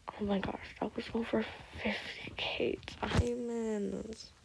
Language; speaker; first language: English; native; English